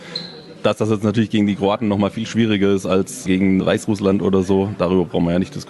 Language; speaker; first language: German; native; German